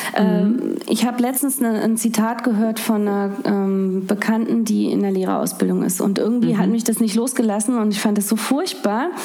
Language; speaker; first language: German; native; German